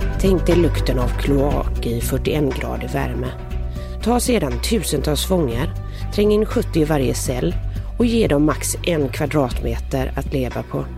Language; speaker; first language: Swedish; native; Swedish